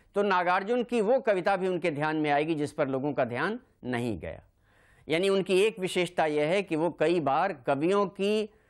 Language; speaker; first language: Hindi; native; Hindi